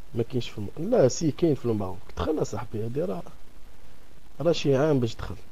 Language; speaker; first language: Arabic; native; Arabic